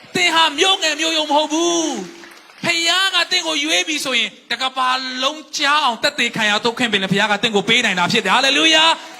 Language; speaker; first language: Burmese; non-native, local second language; Hakha Chin